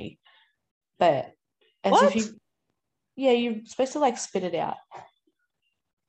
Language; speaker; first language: English; native; English